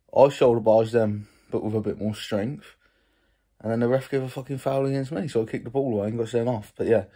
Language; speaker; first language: English; native; English